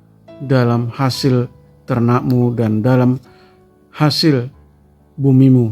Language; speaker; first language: Indonesian; native; Indonesian